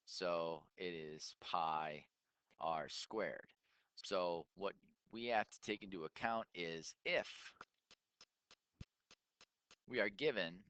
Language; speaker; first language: English; native; English